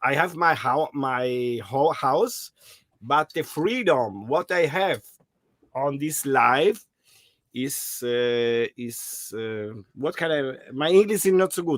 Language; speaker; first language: English; non-native, learner; German